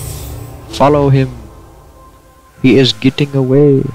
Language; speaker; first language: English; native; English